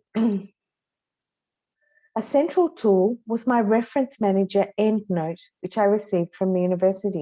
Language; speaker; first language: English; non-native, fluent; Hebrew